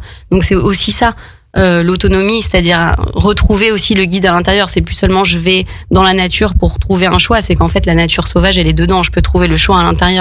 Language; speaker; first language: French; native; French